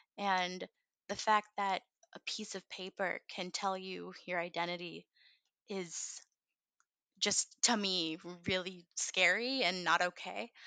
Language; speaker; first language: English; early bilingual, other home language; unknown